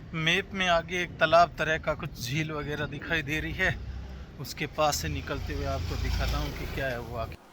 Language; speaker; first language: Hindi; native; Hindi